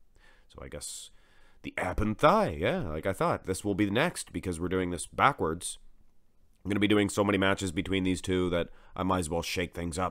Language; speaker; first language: English; native; English